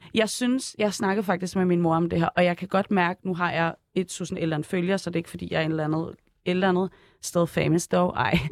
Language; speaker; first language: Danish; early bilingual, other home language; Arabic